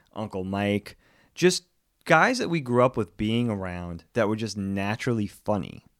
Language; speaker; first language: English; native; English